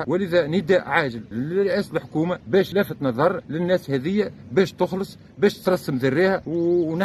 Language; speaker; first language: Arabic; native; Arabic